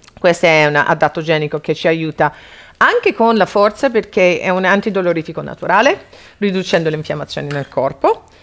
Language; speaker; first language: Italian; non-native, fluent; English